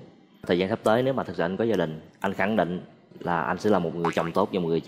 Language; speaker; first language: Vietnamese; native; Vietnamese